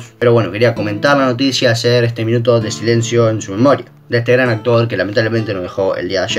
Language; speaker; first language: Spanish; native; Spanish